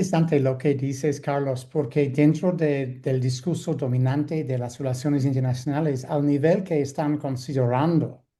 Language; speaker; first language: Spanish; non-native, fluent; English